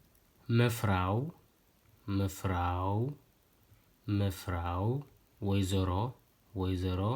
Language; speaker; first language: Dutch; non-native, fluent; Tigrinya